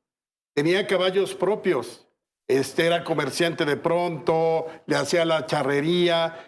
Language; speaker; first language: Spanish; native; Spanish